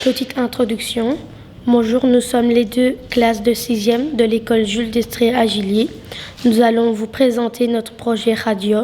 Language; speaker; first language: French; native; French